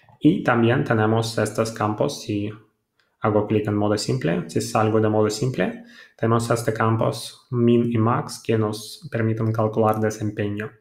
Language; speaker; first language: Spanish; non-native, fluent; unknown